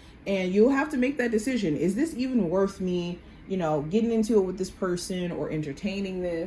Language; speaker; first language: English; native; English